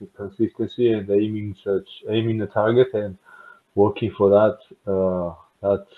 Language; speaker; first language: English; non-native, fluent; Georgian